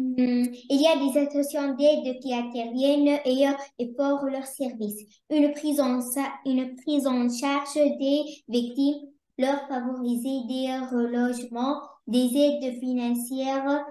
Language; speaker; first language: French; non-native, learner; Arabic